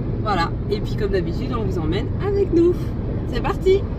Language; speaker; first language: French; native; French